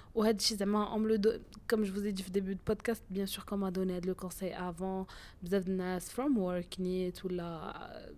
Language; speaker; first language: Arabic; native; Arabic